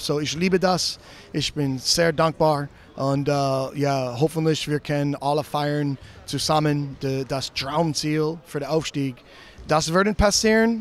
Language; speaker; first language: German; non-native, learner; English